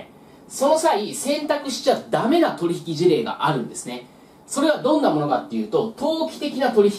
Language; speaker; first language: Japanese; native; Japanese